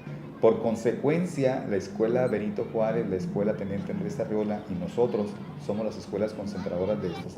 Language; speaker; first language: Spanish; native; Spanish